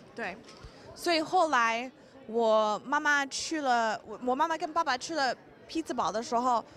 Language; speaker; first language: Chinese; early bilingual, heritage; English